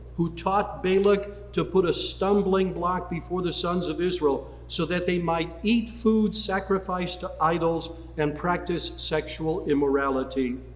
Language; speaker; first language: English; native; English